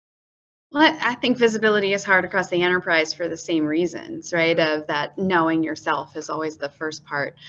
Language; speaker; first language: English; native; English